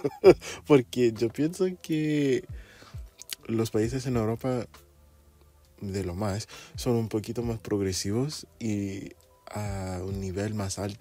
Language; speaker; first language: Spanish; non-native, fluent; English